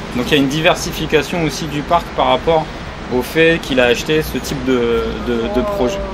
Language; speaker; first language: French; native; French